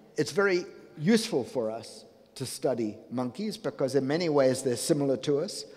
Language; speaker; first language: English; native; English